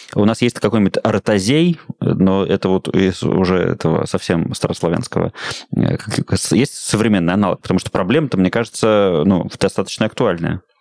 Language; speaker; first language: Russian; native; Russian